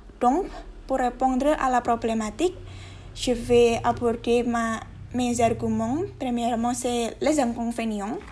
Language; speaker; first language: French; non-native, learner; Indonesian